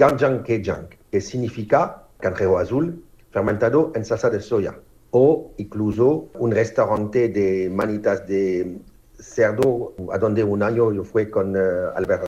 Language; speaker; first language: Spanish; non-native, fluent; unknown